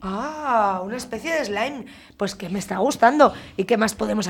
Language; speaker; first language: Spanish; native; Spanish